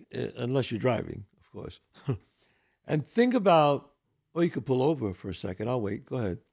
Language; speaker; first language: English; early bilingual, other home language; Italian